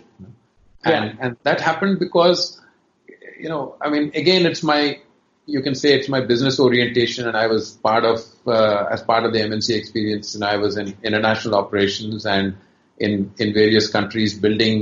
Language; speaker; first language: English; non-native, local second language; Kannada